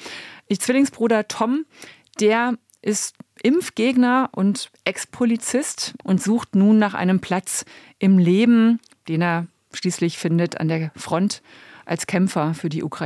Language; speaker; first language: German; native; German